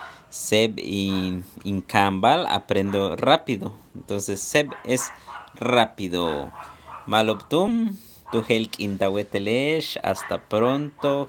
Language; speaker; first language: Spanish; non-native, local second language; Yucateco